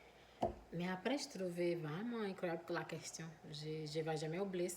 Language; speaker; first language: French; non-native, fluent; Portuguese